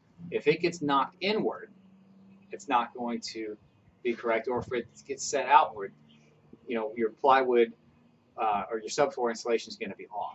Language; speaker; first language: English; native; English